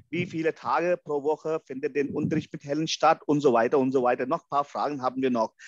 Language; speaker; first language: German; non-native, fluent; Hindi